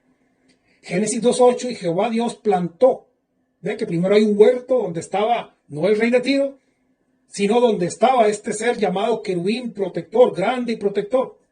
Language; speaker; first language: Spanish; native; Spanish